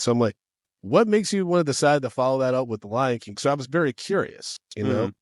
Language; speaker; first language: English; native; English